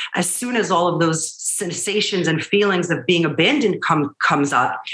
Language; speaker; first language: English; early bilingual, other home language; Hebrew